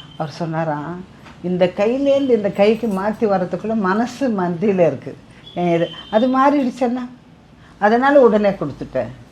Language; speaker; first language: Tamil; non-native, local second language; Telugu